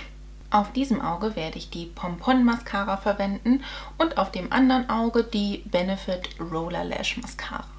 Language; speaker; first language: German; native; German